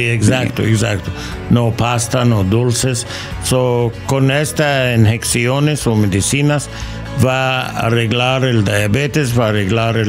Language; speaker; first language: Spanish; non-native, learner; English